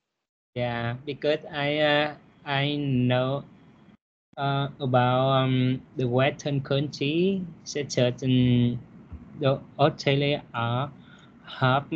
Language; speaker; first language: English; non-native, learner; Vietnamese